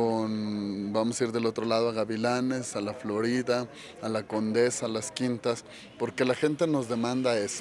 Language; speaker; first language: Spanish; native; Spanish